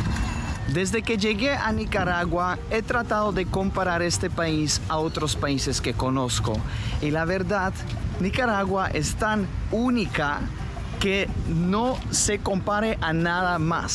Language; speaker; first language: Spanish; non-native, fluent; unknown